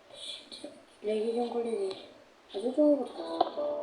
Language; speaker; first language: Korean; native; Korean